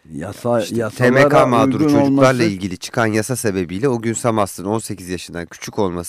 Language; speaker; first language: Turkish; native; Turkish